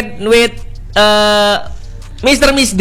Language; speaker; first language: English; non-native, learner; Indonesian